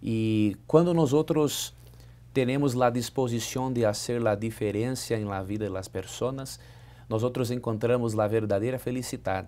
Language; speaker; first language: Spanish; non-native, learner; Portuguese